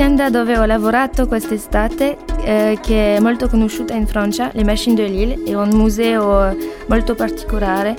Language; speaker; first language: Italian; non-native, learner; French